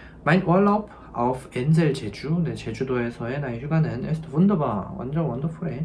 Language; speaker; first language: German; non-native, fluent; Korean